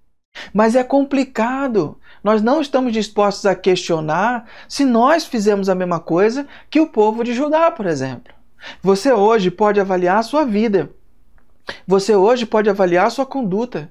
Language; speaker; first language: Portuguese; native; Portuguese